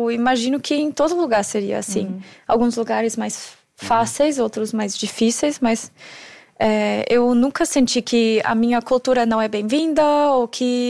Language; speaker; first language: Portuguese; non-native, fluent; German